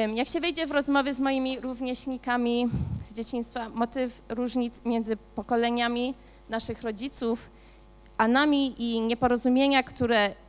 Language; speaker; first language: Polish; early bilingual, other home language; English